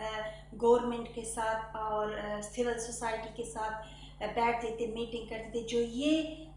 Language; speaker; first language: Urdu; non-native, learner; Persian